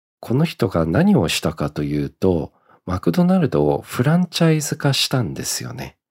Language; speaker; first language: Japanese; early bilingual, heritage; Japanese